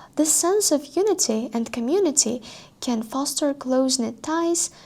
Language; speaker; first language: English; non-native, fluent; Uzbek